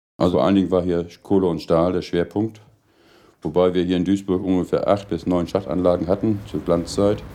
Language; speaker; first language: German; early bilingual, other home language; Turkish